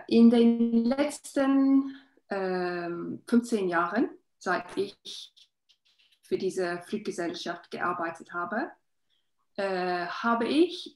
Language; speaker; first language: German; non-native, learner; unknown